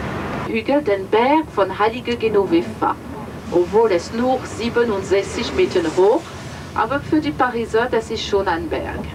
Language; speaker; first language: German; non-native, fluent; French